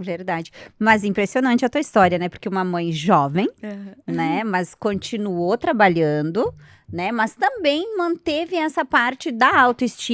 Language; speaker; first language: Portuguese; native; Portuguese